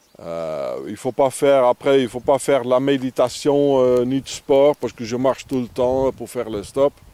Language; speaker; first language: French; non-native, fluent; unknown